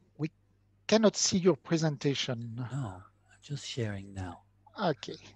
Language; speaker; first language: English; non-native, fluent; French